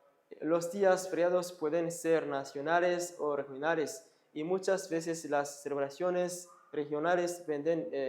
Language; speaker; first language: Spanish; non-native, fluent; Kinyarwanda